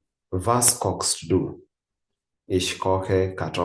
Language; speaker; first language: German; non-native, fluent; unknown